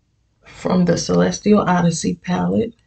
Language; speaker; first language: English; native; English